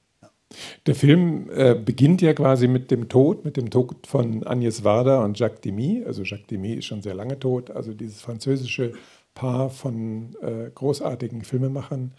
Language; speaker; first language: German; native; German